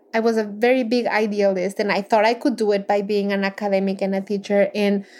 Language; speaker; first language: English; non-native, fluent; Spanish